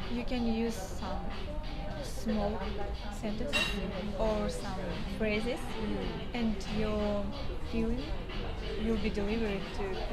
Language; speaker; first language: English; non-native, learner; Russian